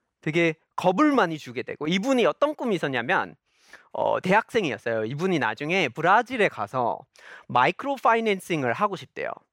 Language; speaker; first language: Korean; non-native, fluent; English